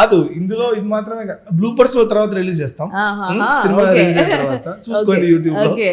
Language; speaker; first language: Telugu; native; Telugu